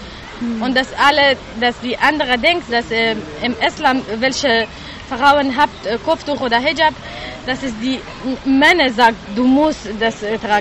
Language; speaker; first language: German; non-native, learner; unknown